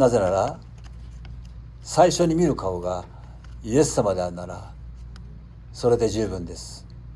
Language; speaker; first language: Japanese; native; Japanese